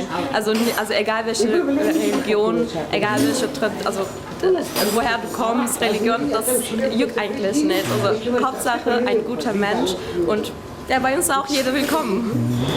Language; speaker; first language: German; early bilingual, other home language; Kurdish